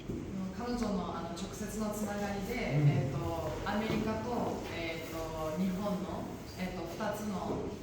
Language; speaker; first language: Japanese; native; Japanese